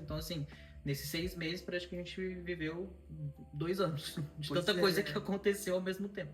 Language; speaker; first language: Portuguese; native; Portuguese